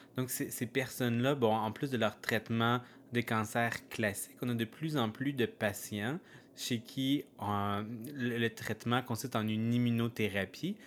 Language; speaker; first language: French; native; French